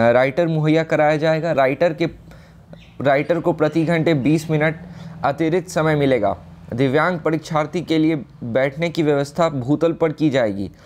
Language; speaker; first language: Hindi; native; Hindi